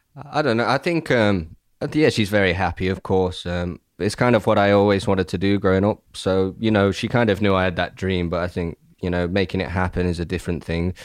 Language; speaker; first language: English; native; English